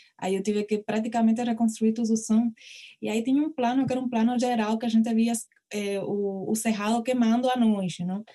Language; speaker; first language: Portuguese; non-native, fluent; Spanish